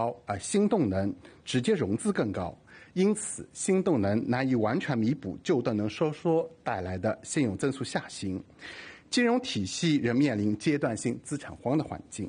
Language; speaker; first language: Chinese; native; Chinese